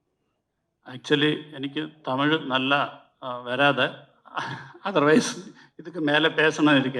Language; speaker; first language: Tamil; non-native, learner; Malayalam